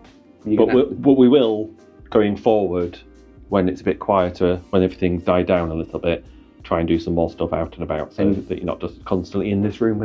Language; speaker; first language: English; native; English